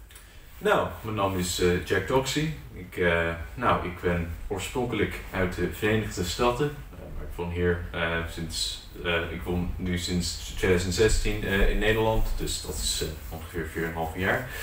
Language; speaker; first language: Dutch; non-native, fluent; English